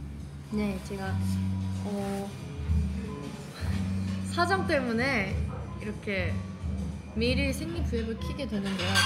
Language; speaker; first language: Korean; non-native, fluent; Chinese